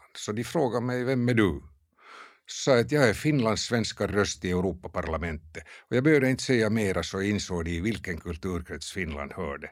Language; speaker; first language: Swedish; native; Swedish